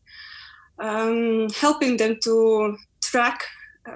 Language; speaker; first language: English; non-native, fluent; Ukrainian